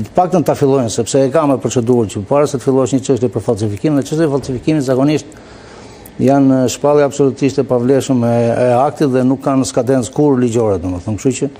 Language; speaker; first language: Albanian; native; Albanian